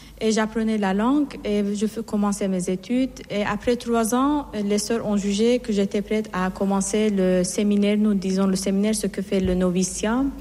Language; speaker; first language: French; non-native, fluent; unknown